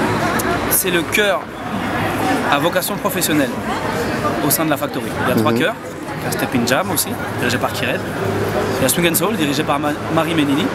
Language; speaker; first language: French; native; French